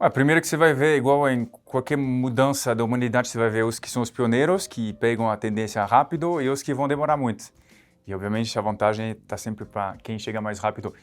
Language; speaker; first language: Portuguese; non-native, fluent; French